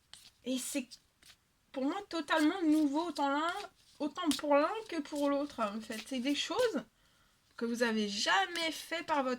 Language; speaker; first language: French; native; French